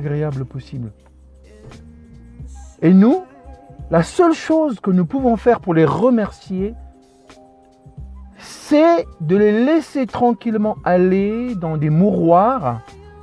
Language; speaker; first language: French; early bilingual, other home language; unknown